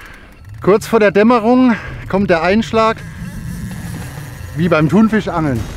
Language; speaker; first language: German; native; German